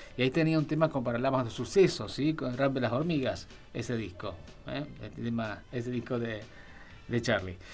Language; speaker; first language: Spanish; native; Spanish